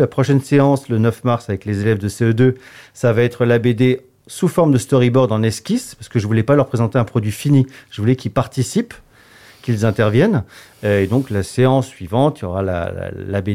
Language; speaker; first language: French; native; French